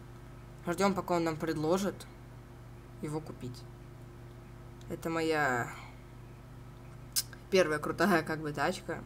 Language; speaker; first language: Russian; native; Russian